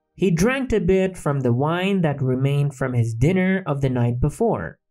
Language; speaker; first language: English; non-native, fluent; Central Kurdish